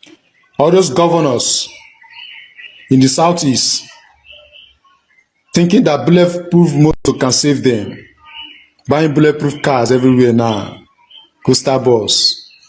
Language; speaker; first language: Nigerian Pidgin; non-native, local second language; Igbo